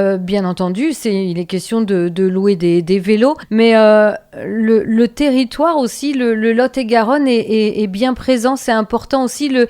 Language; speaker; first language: French; native; French